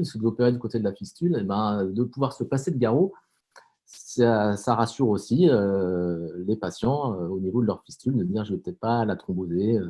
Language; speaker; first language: French; native; French